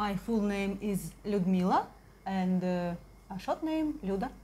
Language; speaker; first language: English; non-native, learner; Russian